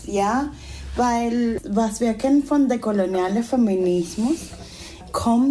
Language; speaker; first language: German; non-native, fluent; Spanish